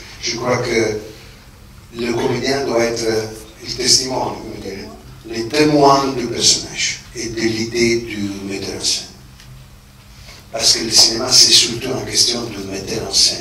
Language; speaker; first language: French; non-native, fluent; Italian